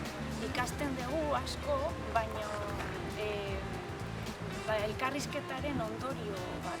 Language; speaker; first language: Basque; non-native, fluent; Spanish